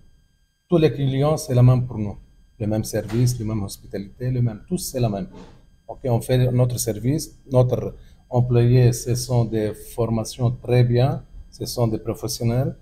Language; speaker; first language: French; non-native, learner; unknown